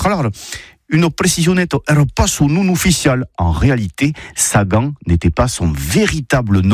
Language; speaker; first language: French; native; French